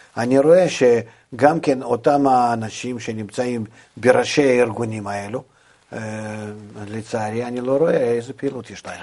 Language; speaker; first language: Hebrew; non-native, fluent; Russian